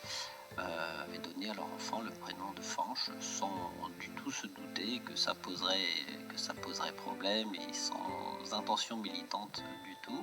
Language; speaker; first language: French; native; French